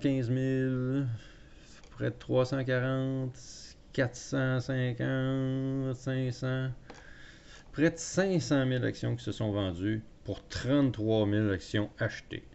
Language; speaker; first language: French; native; French